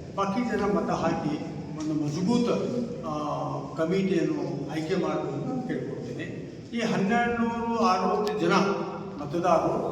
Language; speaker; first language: Kannada; non-native, local second language; Urdu